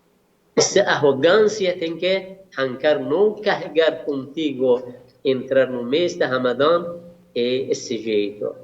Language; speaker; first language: Portuguese; non-native, learner; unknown